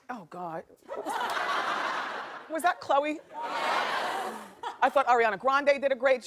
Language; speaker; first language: English; native; English